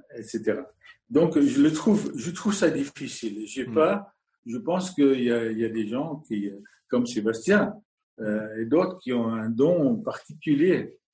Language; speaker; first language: French; non-native, fluent; English